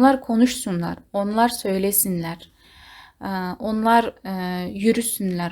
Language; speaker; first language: Turkish; non-native, fluent; Kazakh